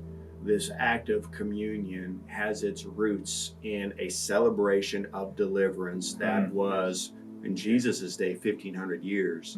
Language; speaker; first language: English; native; English